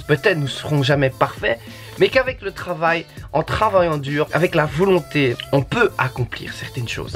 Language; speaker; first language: French; native; French